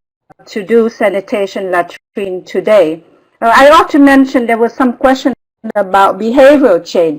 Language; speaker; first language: English; non-native, fluent; Vietnamese